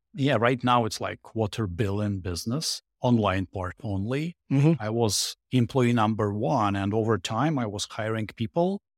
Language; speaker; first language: English; non-native, fluent; Russian